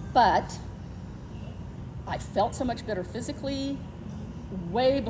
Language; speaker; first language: English; native; English